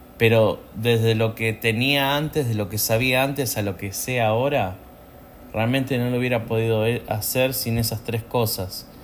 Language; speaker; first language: Spanish; native; Spanish